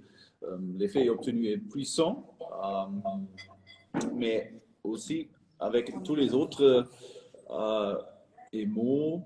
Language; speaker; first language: French; non-native, fluent; German